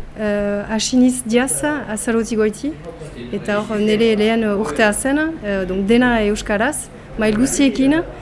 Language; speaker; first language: Basque; non-native, local second language; French